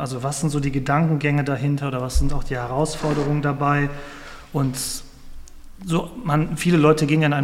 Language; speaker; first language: German; native; German